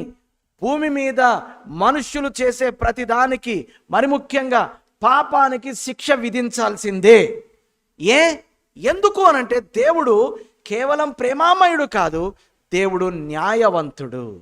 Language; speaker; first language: Telugu; native; Telugu